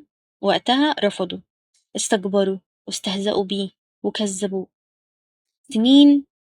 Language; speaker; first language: Arabic; native; Arabic